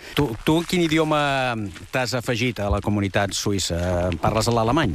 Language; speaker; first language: Catalan; native; Catalan